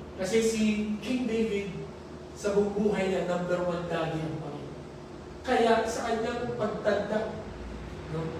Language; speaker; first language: Filipino; native; Filipino